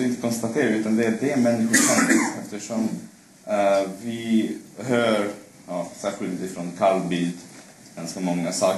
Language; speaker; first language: Swedish; non-native, fluent; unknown